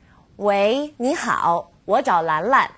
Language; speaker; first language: Chinese; non-native, fluent; English